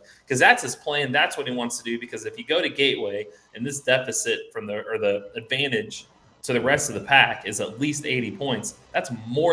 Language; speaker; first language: English; native; English